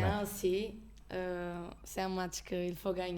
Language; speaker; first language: French; non-native, fluent; Portuguese